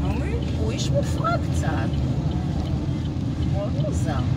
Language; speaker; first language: Hebrew; native; Hebrew